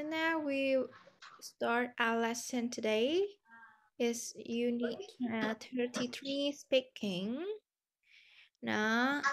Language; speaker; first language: English; non-native, fluent; Vietnamese